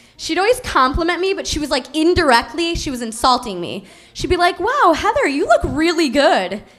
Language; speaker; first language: English; native; English